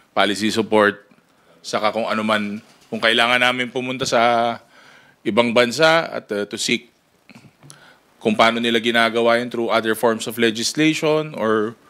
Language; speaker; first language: Filipino; native; Filipino